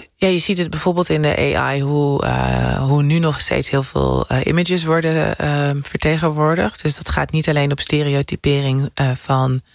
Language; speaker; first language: Dutch; native; Dutch